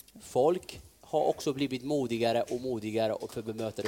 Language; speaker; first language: Swedish; non-native, fluent; Kurdish